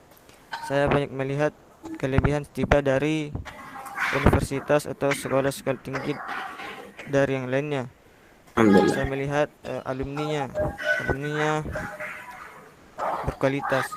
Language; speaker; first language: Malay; non-native, local second language; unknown